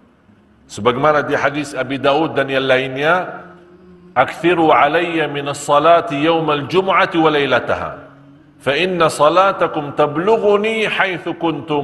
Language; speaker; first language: Indonesian; non-native, fluent; Arabic